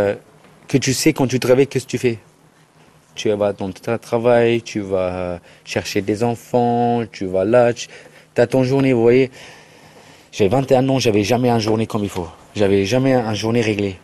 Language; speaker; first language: French; non-native, learner; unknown